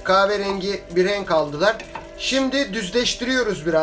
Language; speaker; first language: Turkish; native; Turkish